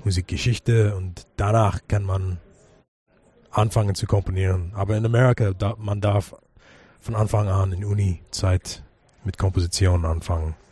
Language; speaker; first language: German; non-native, fluent; English